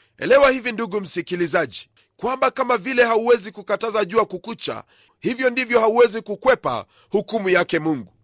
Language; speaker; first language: Swahili; non-native, local second language; Luyia